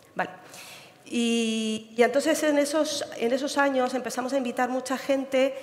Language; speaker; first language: Spanish; native; Spanish